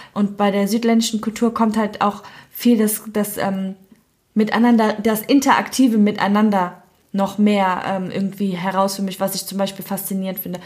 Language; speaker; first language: German; native; German